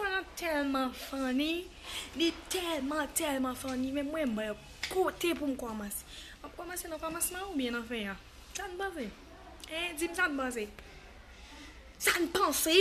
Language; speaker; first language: French; non-native, learner; Haitian Creole